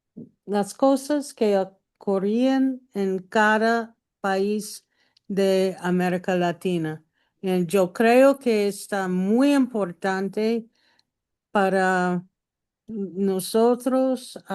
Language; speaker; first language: Spanish; non-native, learner; English